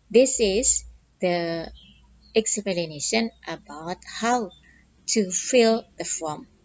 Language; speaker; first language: English; non-native, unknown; Indonesian